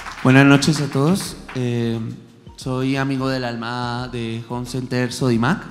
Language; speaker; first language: Spanish; native; Spanish